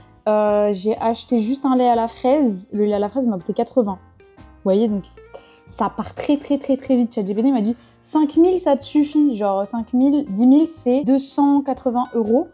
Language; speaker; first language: French; native; French